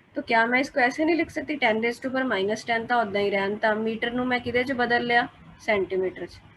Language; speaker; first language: Hindi; non-native, local second language; Punjabi